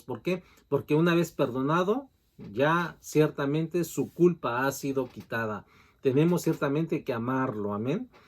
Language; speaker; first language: Spanish; native; Spanish